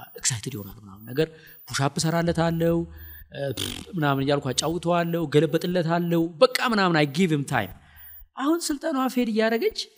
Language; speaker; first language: Amharic; native; Amharic